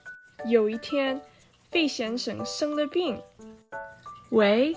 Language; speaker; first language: Chinese; non-native, learner; English